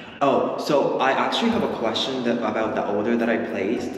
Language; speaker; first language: English; non-native, fluent; Japanese